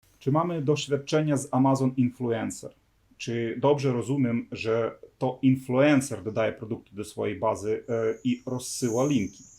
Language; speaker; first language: Polish; non-native, fluent; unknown